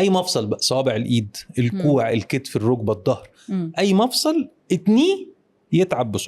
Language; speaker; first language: Arabic; native; Arabic